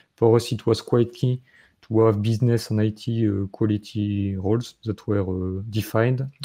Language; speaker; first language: English; non-native, fluent; French